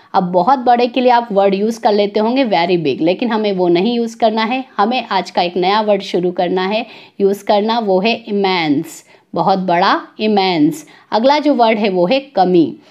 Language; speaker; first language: Hindi; native; Hindi